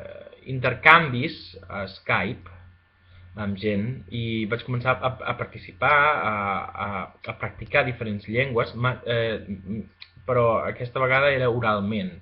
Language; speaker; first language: Catalan; non-native, fluent; Spanish